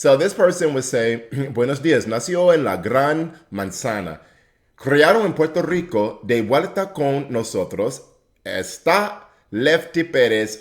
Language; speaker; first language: Spanish; non-native, fluent; English